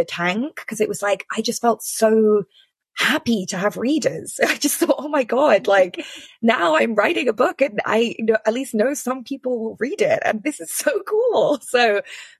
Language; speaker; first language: English; native; English